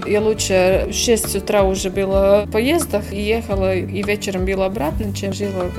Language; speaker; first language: Russian; non-native, local second language; Latvian